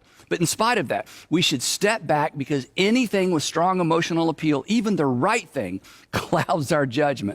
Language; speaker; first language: English; native; English